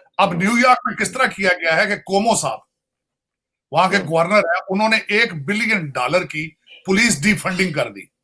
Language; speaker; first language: Urdu; non-native, local second language; Punjabi